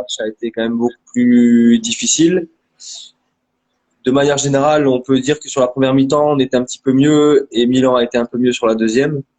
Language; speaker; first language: French; native; French